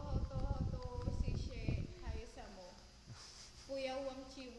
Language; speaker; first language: Chinese; non-native, learner; Filipino